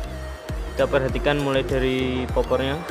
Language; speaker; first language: Indonesian; native; Indonesian